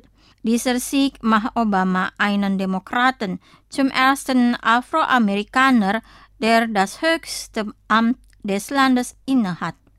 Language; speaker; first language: German; non-native, fluent; Indonesian